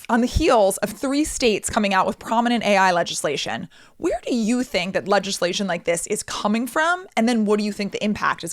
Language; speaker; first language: English; native; English